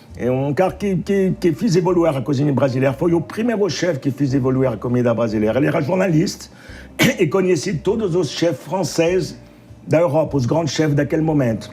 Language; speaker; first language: Portuguese; non-native, fluent; French